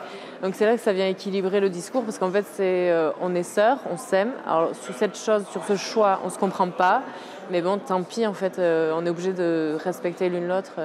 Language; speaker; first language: French; native; French